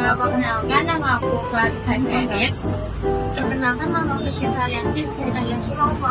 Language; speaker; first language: Indonesian; non-native, local second language; Minangkabau